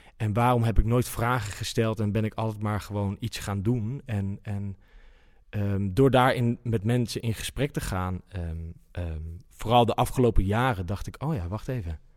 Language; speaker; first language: Dutch; native; Dutch